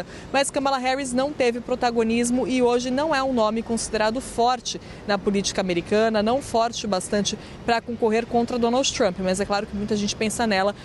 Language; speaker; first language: Portuguese; native; Portuguese